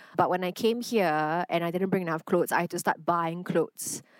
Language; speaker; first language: English; non-native, local second language; Chinese